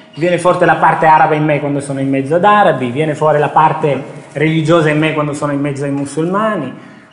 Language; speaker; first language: Italian; early bilingual, other home language; Arabic